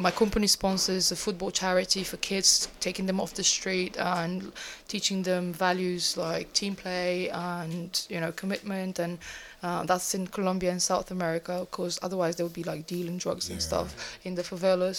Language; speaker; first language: English; non-native, fluent; Bulgarian